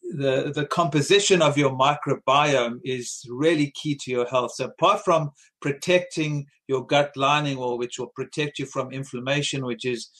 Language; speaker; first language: English; native; English